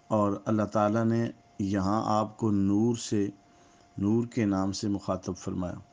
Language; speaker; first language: Urdu; native; Urdu